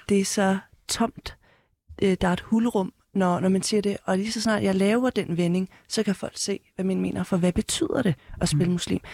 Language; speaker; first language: Danish; early bilingual, heritage; Danish